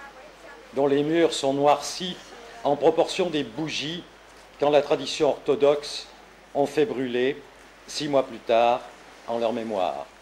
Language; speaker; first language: French; native; French